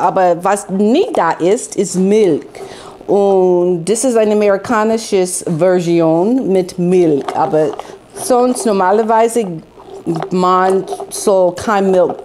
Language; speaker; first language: German; non-native, fluent; English